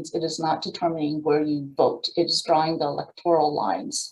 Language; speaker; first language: English; native; English